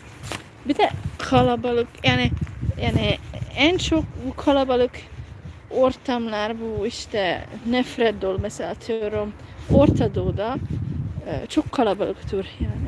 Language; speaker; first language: Turkish; non-native, fluent; Hungarian